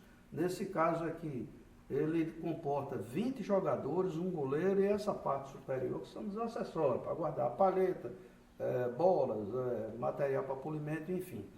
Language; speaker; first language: Portuguese; native; Portuguese